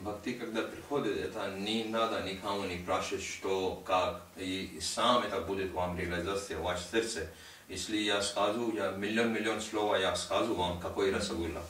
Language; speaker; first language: Russian; non-native, learner; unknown